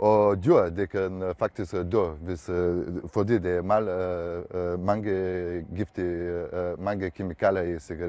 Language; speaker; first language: Danish; non-native, learner; Bulgarian